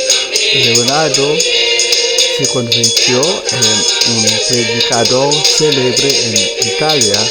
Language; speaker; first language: Spanish; non-native, fluent; Haitian Creole